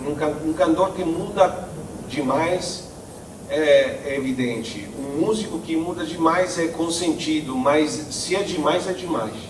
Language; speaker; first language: Portuguese; non-native, fluent; Italian